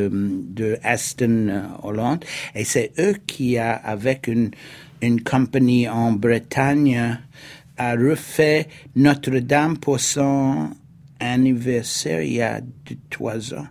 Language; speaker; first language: French; non-native, fluent; English